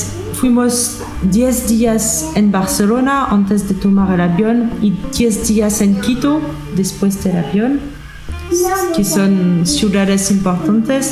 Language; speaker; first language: Spanish; non-native, learner; French